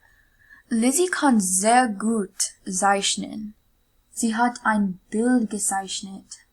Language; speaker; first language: German; non-native, learner; English